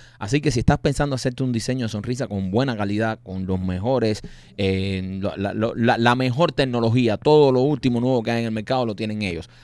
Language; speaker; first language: Spanish; native; Spanish